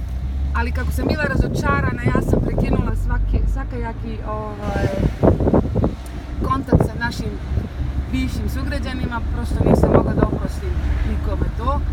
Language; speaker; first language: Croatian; non-native, fluent; German